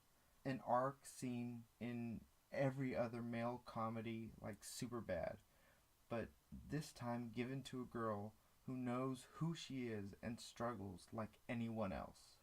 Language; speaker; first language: English; native; English